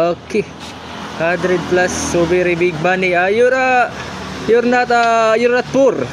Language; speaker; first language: English; non-native, local second language; Cebuano